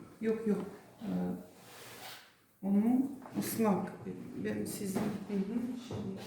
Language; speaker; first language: Turkish; non-native, learner; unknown